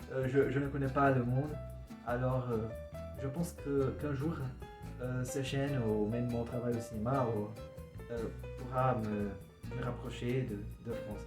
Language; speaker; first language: French; non-native, learner; Portuguese